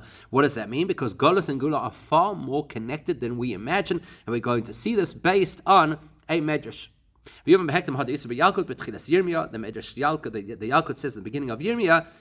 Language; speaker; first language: English; native; English